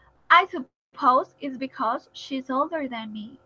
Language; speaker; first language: English; non-native, fluent; Spanish